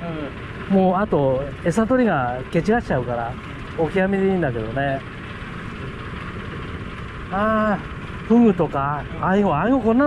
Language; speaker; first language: Japanese; native; Japanese